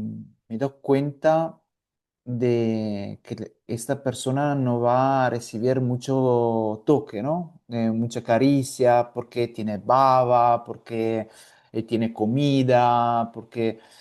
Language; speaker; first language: Spanish; non-native, fluent; Italian